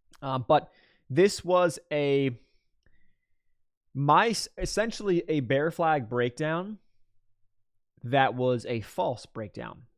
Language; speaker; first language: English; native; English